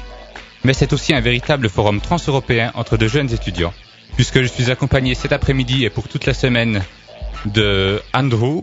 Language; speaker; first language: French; native; French